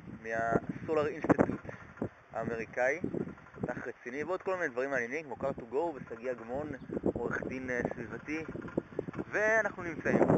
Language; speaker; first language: Hebrew; native; Hebrew